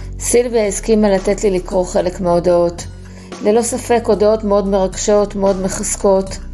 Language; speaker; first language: Hebrew; native; Hebrew